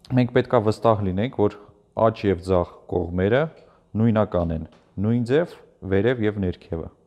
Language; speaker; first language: Armenian; native; Armenian